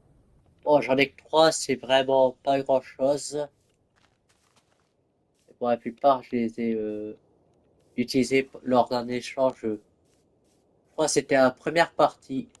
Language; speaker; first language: French; native; French